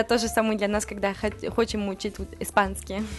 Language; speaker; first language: Russian; non-native, learner; French